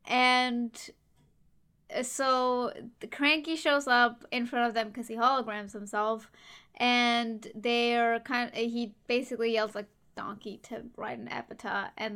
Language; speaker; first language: English; native; English